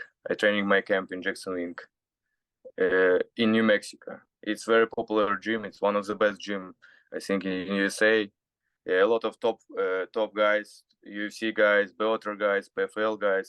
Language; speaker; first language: English; non-native, learner; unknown